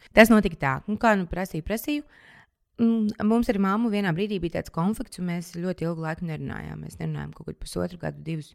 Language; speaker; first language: Latvian; native; Latvian